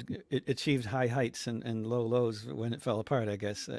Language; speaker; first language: English; native; English